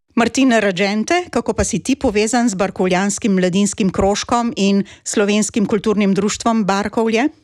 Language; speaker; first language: Slovenian; native; Slovenian